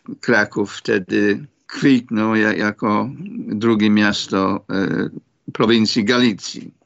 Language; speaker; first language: Polish; non-native, fluent; English